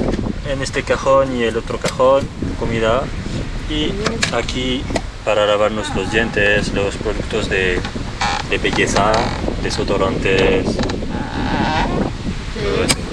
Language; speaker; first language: Spanish; non-native, learner; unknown